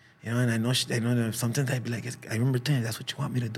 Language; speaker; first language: English; early bilingual, other home language; Spanish